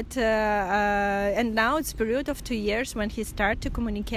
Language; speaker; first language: English; non-native, fluent; Russian